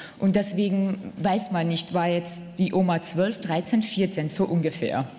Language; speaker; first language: German; non-native, fluent; Central Kurdish